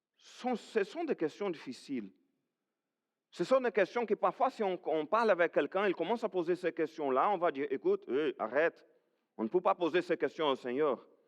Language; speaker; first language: French; non-native, fluent; Portuguese